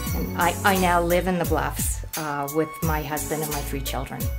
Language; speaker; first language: English; native; English